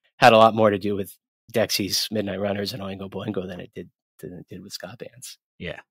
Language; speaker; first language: English; native; English